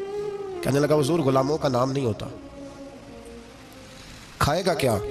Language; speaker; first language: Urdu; non-native, local second language; Punjabi